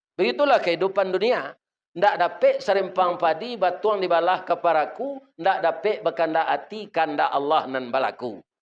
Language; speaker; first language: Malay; non-native, local second language; Minangkabau